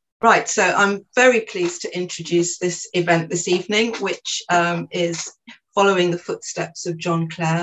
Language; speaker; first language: English; native; English